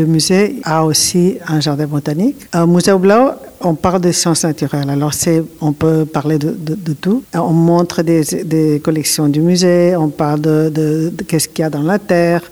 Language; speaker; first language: French; non-native, learner; Catalan